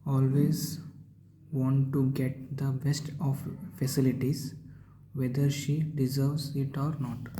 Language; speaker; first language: English; non-native, local second language; Kannada